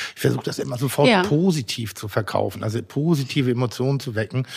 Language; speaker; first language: German; native; German